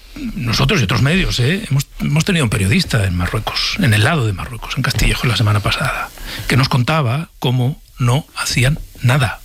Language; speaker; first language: Spanish; native; Spanish